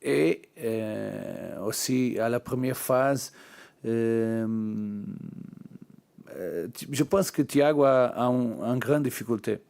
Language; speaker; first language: French; non-native, learner; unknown